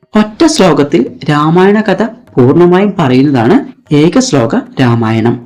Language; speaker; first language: Malayalam; native; Malayalam